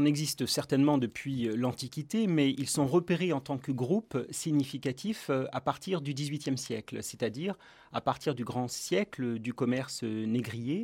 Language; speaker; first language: French; native; French